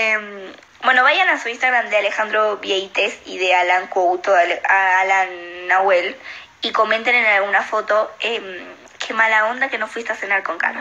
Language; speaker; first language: Spanish; native; Spanish